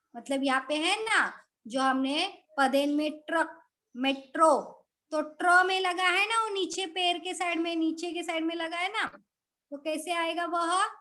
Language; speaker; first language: Hindi; non-native, local second language; Marathi